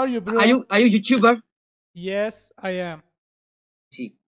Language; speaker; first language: English; non-native, learner; Persian